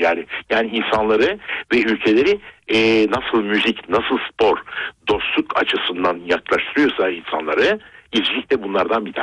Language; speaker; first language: Turkish; native; Turkish